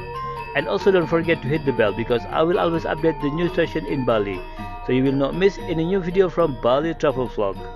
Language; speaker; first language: English; non-native, learner; Indonesian